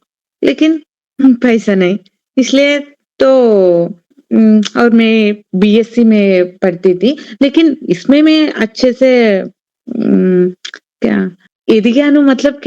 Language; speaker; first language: Hindi; non-native, learner; Telugu